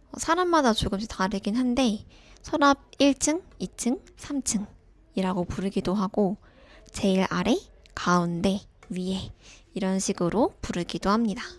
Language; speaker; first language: Korean; native; Korean